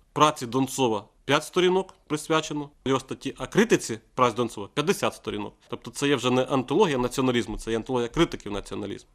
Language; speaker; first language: Ukrainian; native; Ukrainian